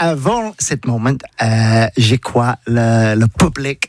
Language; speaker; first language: French; non-native, learner; English